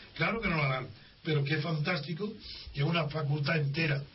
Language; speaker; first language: Spanish; native; Spanish